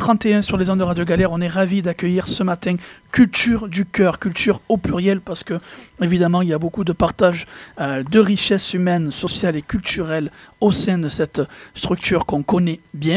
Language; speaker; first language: French; native; French